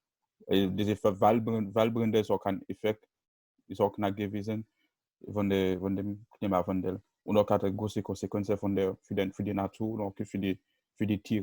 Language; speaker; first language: German; non-native, learner; Haitian Creole